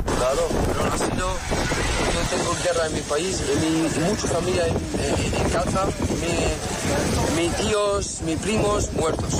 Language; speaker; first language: Spanish; non-native, learner; Arabic